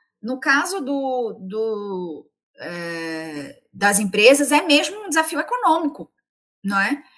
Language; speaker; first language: Portuguese; native; Portuguese